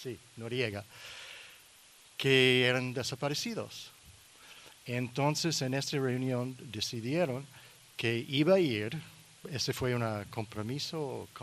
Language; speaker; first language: Spanish; non-native, learner; English